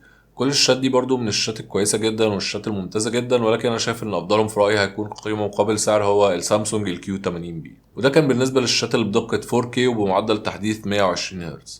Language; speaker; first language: Arabic; native; Arabic